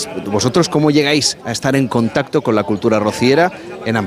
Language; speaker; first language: Spanish; native; Spanish